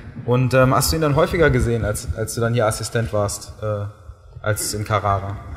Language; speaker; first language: German; native; German